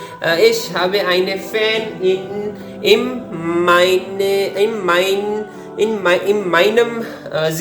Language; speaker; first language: German; non-native, learner; Urdu